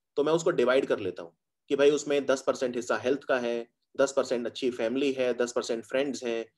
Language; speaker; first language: Hindi; native; Hindi